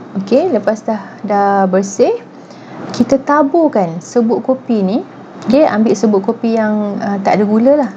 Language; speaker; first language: Malay; native; Malay